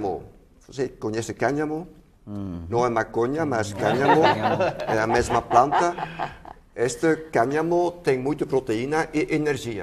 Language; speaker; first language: Portuguese; non-native, fluent; Dutch